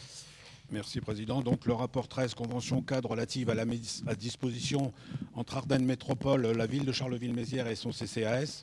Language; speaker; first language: French; native; French